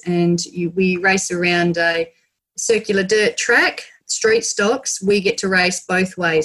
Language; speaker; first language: English; native; English